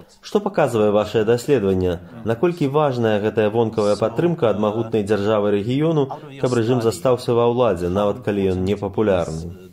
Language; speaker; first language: Belarusian; native; Belarusian